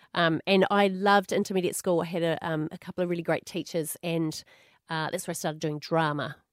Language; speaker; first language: English; native; English